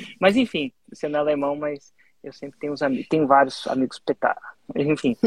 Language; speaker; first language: Portuguese; native; Portuguese